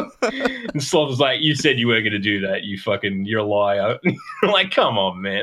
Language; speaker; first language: English; native; English